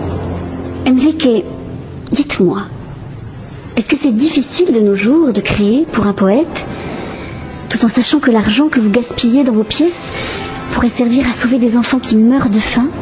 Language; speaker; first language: French; native; French